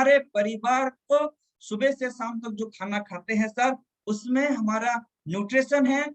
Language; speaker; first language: Hindi; non-native, local second language; Telugu